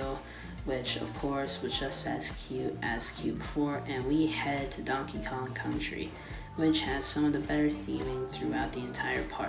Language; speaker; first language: English; native; English